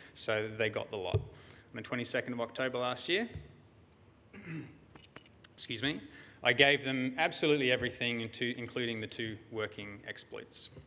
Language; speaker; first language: English; native; English